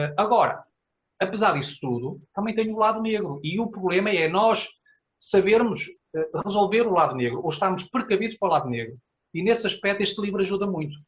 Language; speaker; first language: Portuguese; native; Portuguese